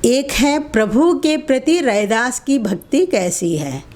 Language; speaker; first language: Hindi; non-native, local second language; Telugu